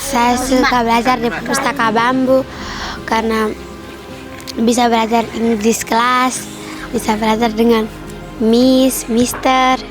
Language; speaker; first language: Indonesian; non-native, local second language; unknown